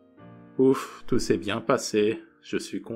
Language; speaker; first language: French; non-native, fluent; Japanese